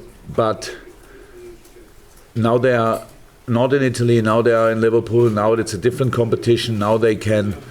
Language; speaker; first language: English; non-native, fluent; German